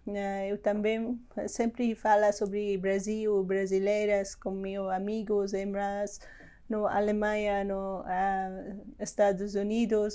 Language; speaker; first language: Portuguese; non-native, learner; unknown